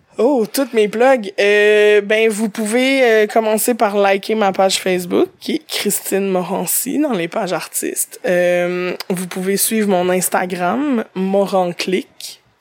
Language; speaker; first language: French; native; French